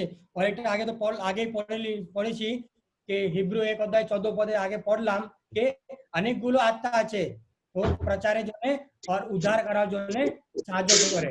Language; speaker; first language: Bangla; non-native, local second language; Hindi